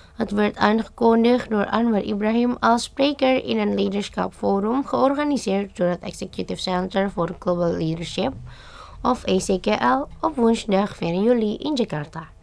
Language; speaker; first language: Dutch; non-native, fluent; Indonesian